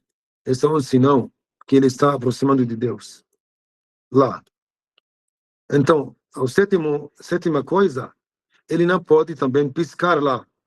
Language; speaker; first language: Portuguese; non-native, fluent; Arabic